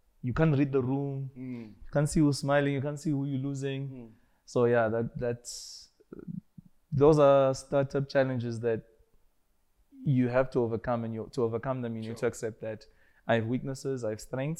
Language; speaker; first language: English; non-native, local second language; Zulu